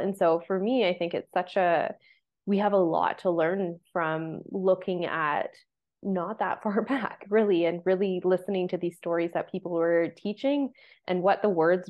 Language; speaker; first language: English; native; English